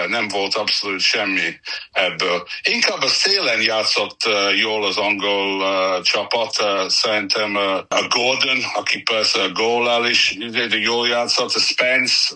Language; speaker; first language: Hungarian; non-native, learner; English